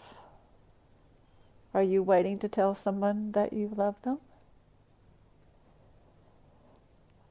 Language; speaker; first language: English; native; English